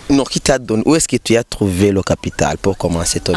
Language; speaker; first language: French; non-native, local second language; Rundi